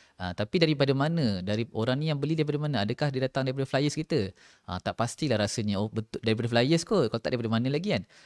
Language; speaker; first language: Malay; native; Malay